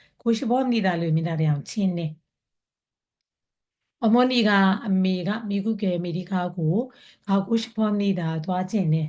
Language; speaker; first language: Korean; non-native, fluent; Burmese